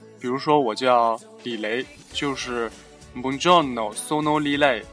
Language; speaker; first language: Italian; non-native, fluent; Chinese